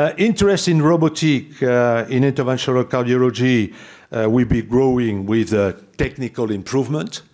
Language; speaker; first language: English; non-native, fluent; French